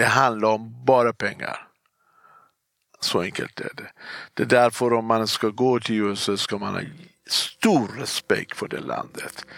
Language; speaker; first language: Swedish; non-native, fluent; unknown